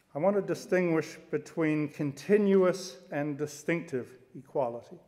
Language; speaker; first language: English; native; English